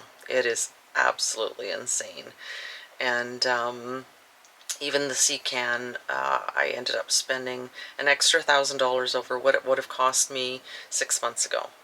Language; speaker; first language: English; native; English